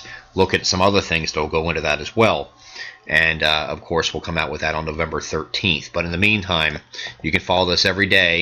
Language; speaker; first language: English; native; English